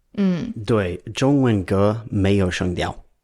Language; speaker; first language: Chinese; non-native, learner; English